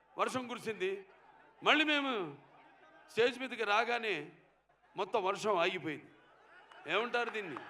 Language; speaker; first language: Telugu; native; Telugu